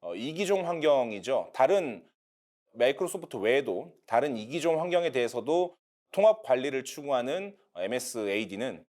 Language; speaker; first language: Korean; native; Korean